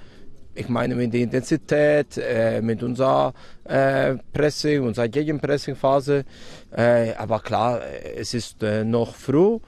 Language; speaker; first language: German; non-native, fluent; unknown